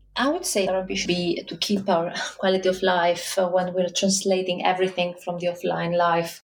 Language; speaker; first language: English; non-native, fluent; Greek